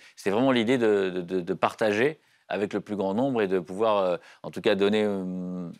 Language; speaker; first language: French; native; French